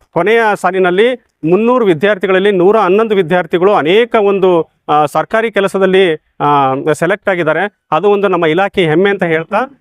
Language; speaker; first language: Kannada; native; Kannada